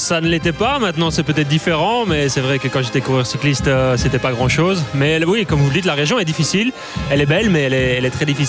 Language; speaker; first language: French; native; French